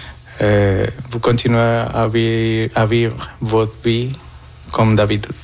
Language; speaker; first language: French; non-native, fluent; Spanish